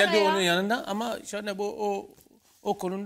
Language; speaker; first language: Turkish; non-native, learner; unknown